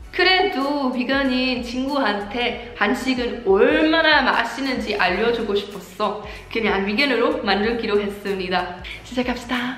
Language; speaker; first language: Korean; non-native, fluent; German